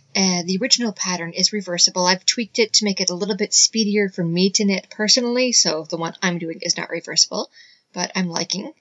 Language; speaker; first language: English; native; English